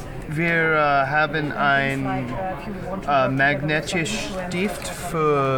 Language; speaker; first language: German; non-native, learner; English